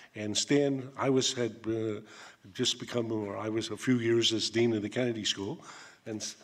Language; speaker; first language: English; native; English